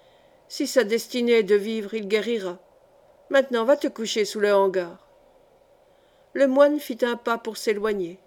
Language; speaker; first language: French; native; French